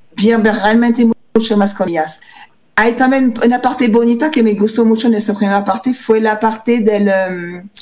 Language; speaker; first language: Spanish; non-native, fluent; French